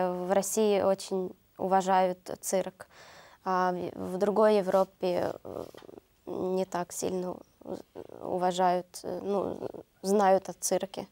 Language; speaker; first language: Russian; non-native, learner; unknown